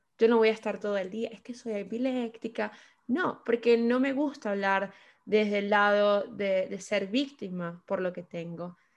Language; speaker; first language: Spanish; native; Spanish